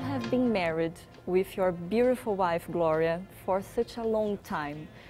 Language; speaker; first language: English; non-native, fluent; Portuguese